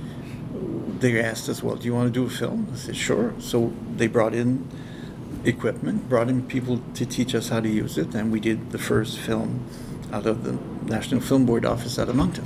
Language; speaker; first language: English; native; English